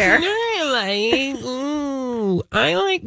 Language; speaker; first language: English; native; English